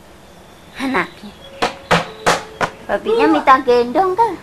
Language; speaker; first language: Indonesian; native; Indonesian